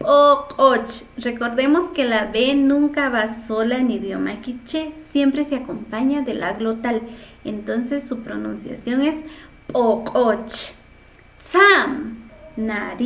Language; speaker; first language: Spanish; non-native, local second language; Kʼicheʼ